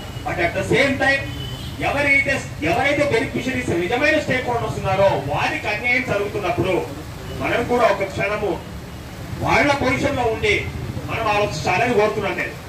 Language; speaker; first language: Telugu; native; Telugu